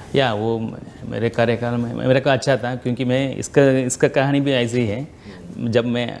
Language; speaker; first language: Hindi; non-native, local second language; Tamil